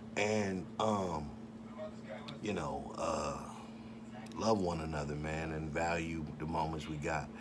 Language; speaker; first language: English; native; English